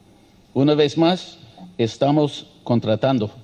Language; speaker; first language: Spanish; non-native, learner; English